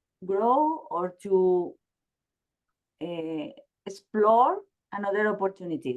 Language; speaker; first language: English; non-native, learner; Spanish